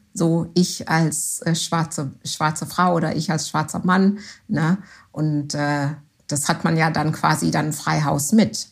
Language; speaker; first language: German; non-native, fluent; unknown